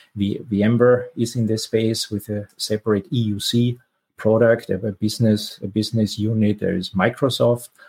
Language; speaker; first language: English; non-native, fluent; German